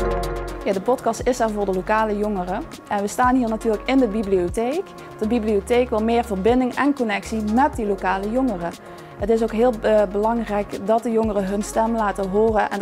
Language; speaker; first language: Dutch; native; Dutch